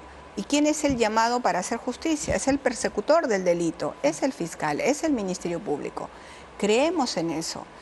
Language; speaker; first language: Spanish; native; Spanish